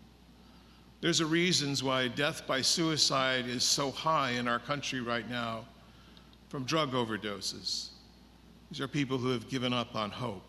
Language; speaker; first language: English; native; English